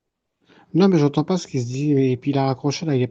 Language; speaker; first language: French; native; French